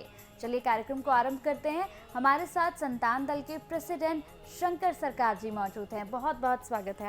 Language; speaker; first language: Hindi; native; Hindi